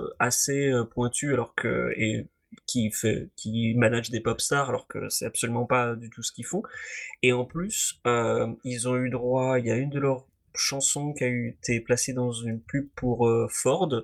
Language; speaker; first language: French; native; French